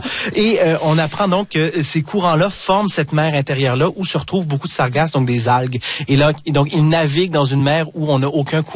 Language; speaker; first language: French; native; French